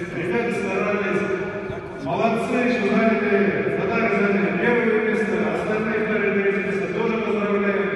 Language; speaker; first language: Russian; non-native, local second language; Tatar